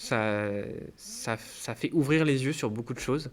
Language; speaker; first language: French; native; French